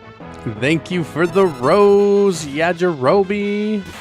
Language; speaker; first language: English; native; English